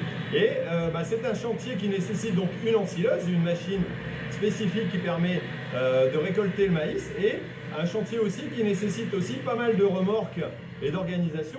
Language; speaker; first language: French; native; French